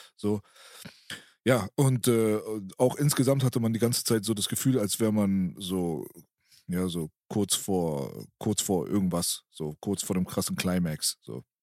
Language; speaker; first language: German; early bilingual, other home language; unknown